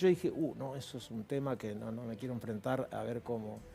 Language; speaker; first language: Spanish; native; Spanish